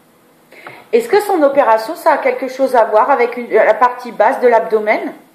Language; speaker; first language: French; native; French